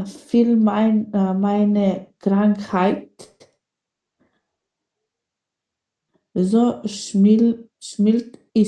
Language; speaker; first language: German; non-native, learner; Macedonian